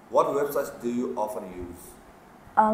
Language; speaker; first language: English; non-native, fluent; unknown